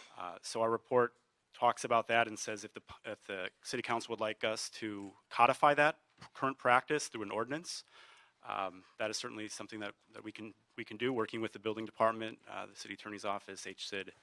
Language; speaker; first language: English; native; English